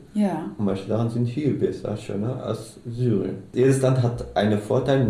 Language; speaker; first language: German; non-native, learner; Arabic